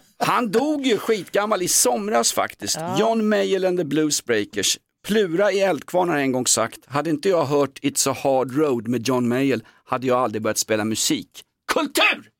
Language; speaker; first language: Swedish; native; Swedish